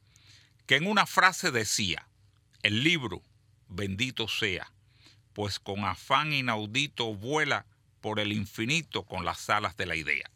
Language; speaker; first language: Spanish; native; Spanish